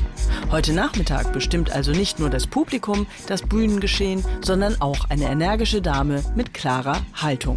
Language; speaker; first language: German; native; German